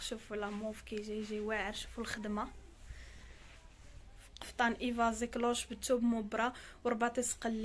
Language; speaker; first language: Arabic; native; Arabic